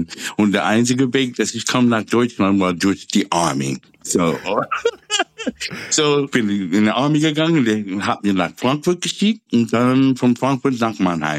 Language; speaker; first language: German; non-native, fluent; English